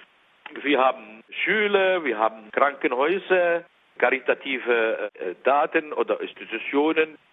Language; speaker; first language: German; non-native, learner; Arabic